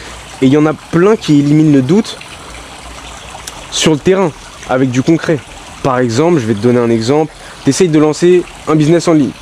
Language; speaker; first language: French; native; French